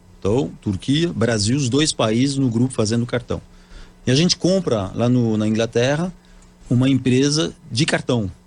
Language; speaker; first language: Portuguese; non-native, fluent; French